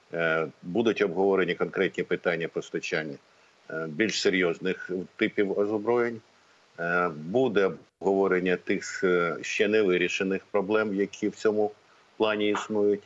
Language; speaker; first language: Ukrainian; native; Ukrainian